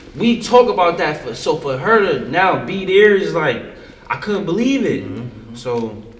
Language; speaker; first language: English; native; English